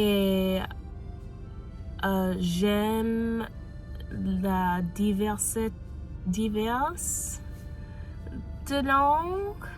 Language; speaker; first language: French; non-native, learner; English